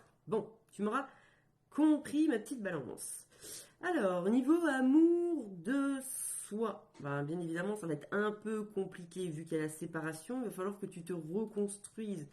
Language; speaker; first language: French; native; French